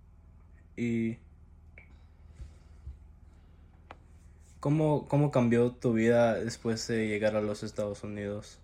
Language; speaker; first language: Spanish; early bilingual, heritage; Spanish